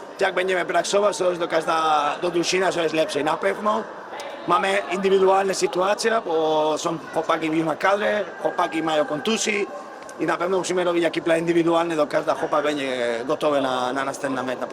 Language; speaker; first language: Polish; non-native, learner; Spanish